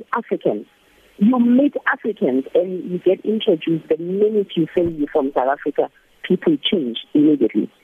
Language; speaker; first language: English; non-native, local second language; Zulu